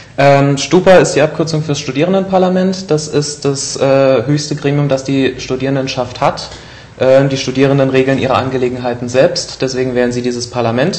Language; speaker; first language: German; native; German